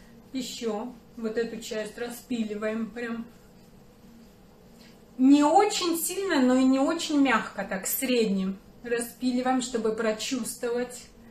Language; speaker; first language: Russian; native; Russian